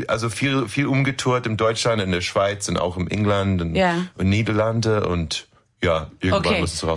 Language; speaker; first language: German; non-native, learner; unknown